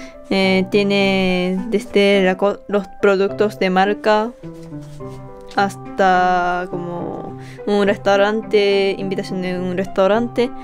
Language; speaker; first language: Spanish; non-native, fluent; Japanese